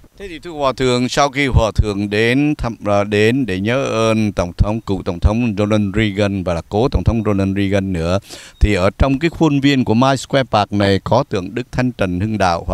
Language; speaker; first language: Vietnamese; native; Vietnamese